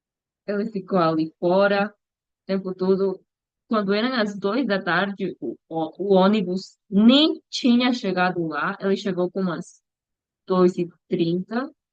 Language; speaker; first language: Portuguese; non-native, learner; Spanish